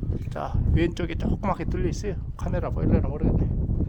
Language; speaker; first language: Korean; native; Korean